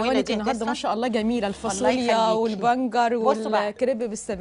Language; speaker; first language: Arabic; native; Arabic